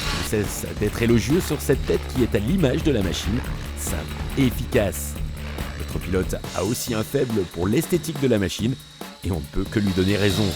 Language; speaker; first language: French; native; French